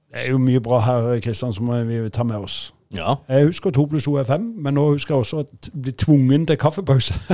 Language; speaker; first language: Norwegian; native; Norwegian